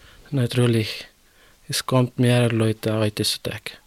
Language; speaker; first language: German; non-native, learner; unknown